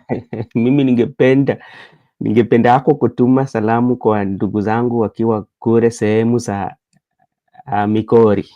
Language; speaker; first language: Swahili; non-native, local second language; Luo (Kenya and Tanzania)